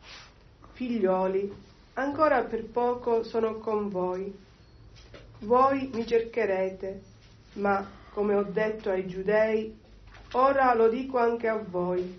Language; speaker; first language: Italian; native; Italian